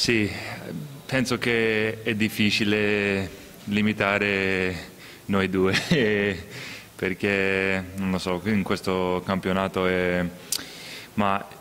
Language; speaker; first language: Italian; non-native, fluent; English